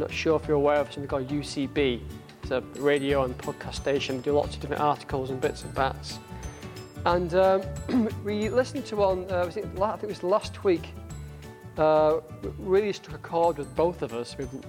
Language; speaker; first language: English; native; English